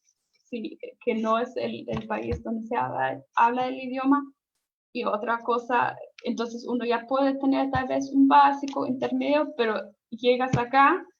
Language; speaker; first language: Spanish; non-native, fluent; German